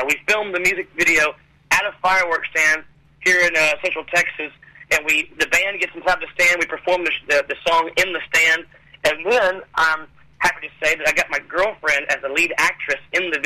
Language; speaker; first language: English; native; English